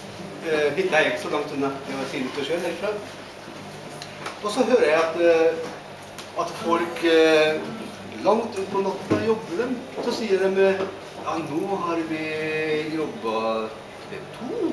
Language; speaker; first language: Norwegian; non-native, fluent; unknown